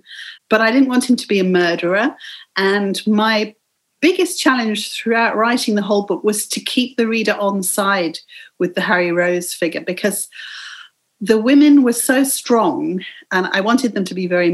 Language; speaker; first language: English; native; English